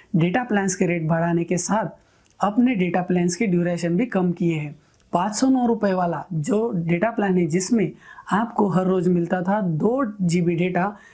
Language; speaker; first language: Hindi; non-native, local second language; Marathi